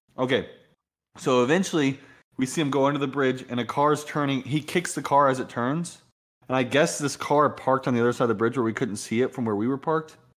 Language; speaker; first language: English; native; English